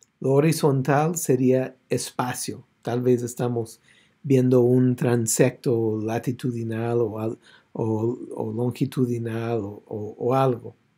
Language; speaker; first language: Spanish; non-native, fluent; English